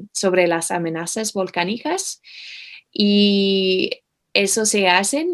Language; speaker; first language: Spanish; non-native, fluent; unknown